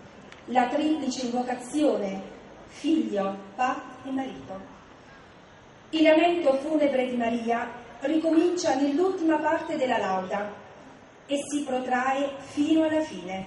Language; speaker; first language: Italian; native; Italian